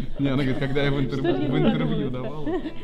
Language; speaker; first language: Russian; native; Russian